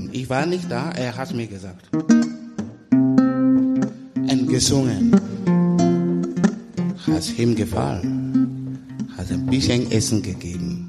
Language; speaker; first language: German; non-native, learner; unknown